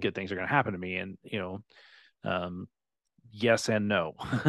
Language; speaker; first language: English; native; English